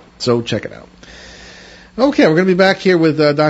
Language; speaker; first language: English; native; English